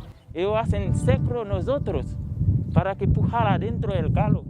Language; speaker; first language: Spanish; non-native, learner; Haitian Creole